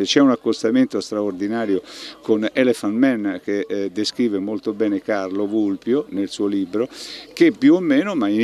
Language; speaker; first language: Italian; native; Italian